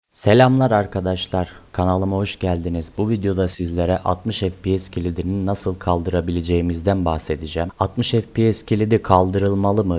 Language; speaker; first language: Turkish; native; Turkish